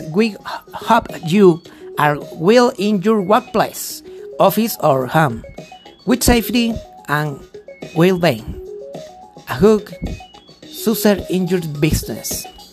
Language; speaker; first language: English; non-native, learner; Spanish